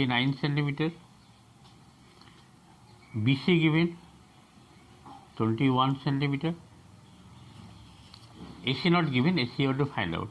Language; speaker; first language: English; non-native, local second language; Bangla